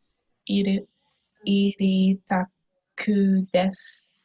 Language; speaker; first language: Japanese; non-native, learner; English